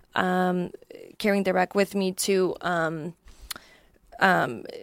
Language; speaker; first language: English; non-native, fluent; Polish